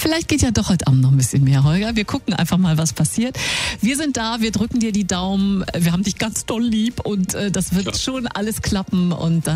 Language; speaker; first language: German; native; German